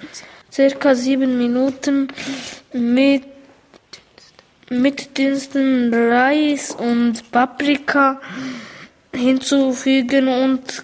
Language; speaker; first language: German; early bilingual, other home language; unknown